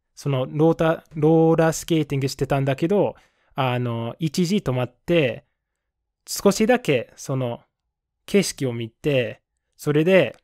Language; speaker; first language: Japanese; non-native, fluent; English